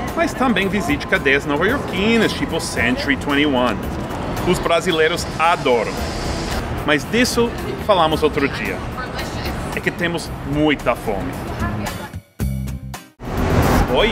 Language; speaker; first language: Portuguese; non-native, fluent; English